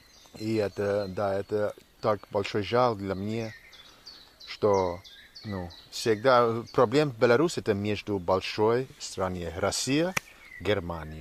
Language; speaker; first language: Russian; non-native, learner; English